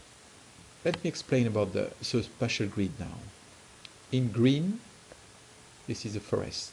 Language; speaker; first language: English; non-native, fluent; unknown